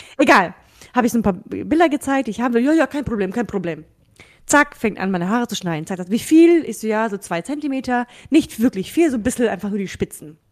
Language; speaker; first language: German; early bilingual, other home language; Russian